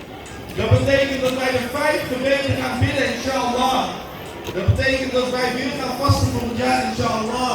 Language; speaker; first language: Dutch; early bilingual, other home language; Indonesian